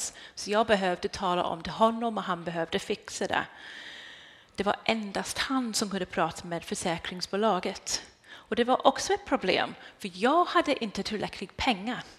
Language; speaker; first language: Swedish; non-native, fluent; English